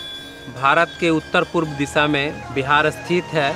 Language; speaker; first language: Hindi; native; Hindi